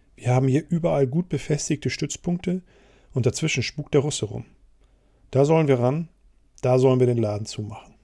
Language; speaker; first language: German; native; German